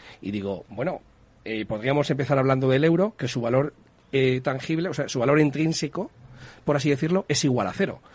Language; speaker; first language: Spanish; native; Spanish